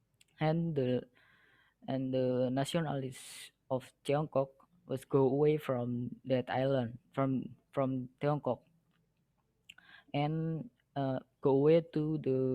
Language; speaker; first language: English; non-native, learner; Indonesian